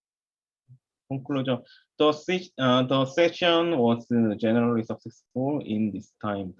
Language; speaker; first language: English; non-native, learner; Korean